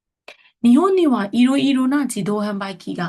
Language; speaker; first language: Japanese; non-native, fluent; Burmese